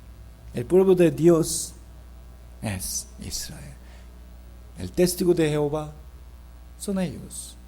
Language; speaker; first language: Spanish; non-native, fluent; Korean